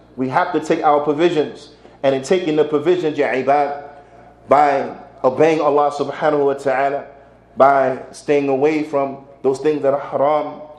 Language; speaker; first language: English; native; English